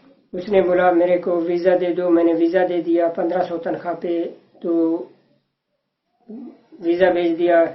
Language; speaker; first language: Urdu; non-native, local second language; Sindhi